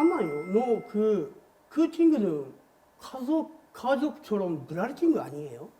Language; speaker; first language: Korean; non-native, learner; Japanese